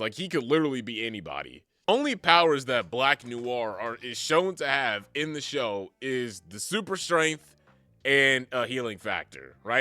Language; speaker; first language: English; native; English